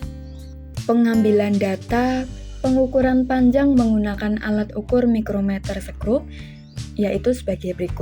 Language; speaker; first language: Indonesian; native; Indonesian